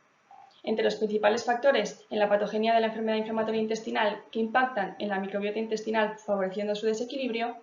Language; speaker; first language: Spanish; native; Spanish